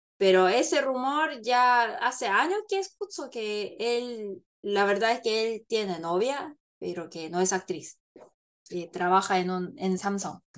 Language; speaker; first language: Spanish; non-native, fluent; Korean